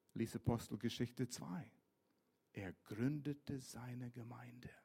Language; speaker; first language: German; non-native, fluent; English